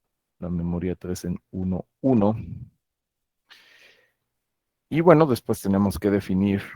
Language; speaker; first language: Spanish; native; Spanish